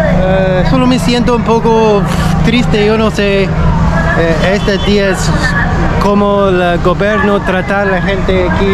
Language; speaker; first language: Spanish; non-native, learner; English